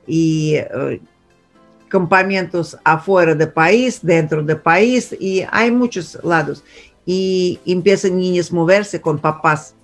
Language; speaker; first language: Spanish; non-native, fluent; Russian